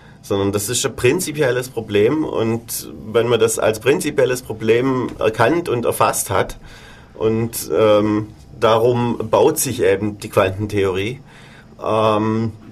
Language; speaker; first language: German; native; German